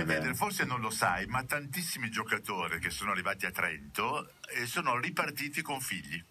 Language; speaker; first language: Italian; native; Italian